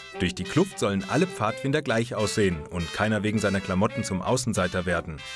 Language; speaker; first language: German; native; German